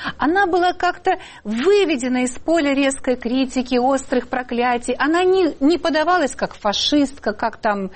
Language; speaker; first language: Russian; native; Russian